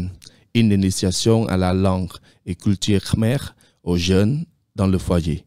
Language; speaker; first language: French; non-native, fluent; Khmer